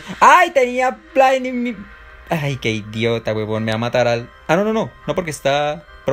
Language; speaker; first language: Spanish; native; Spanish